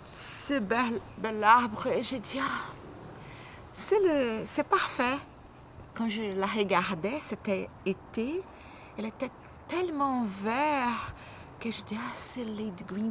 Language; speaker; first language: French; non-native, fluent; Portuguese